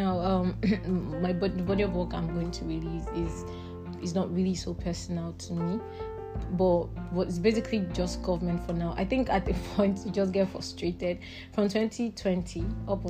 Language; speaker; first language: English; non-native, local second language; Igbo